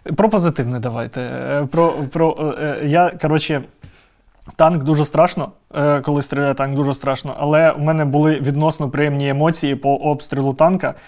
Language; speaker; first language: Ukrainian; native; Ukrainian